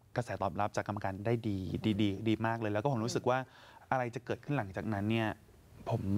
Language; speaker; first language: Thai; native; Thai